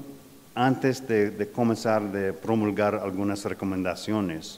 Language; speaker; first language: Spanish; non-native, fluent; English